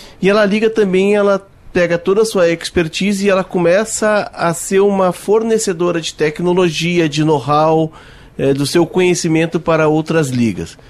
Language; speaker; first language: Portuguese; native; Portuguese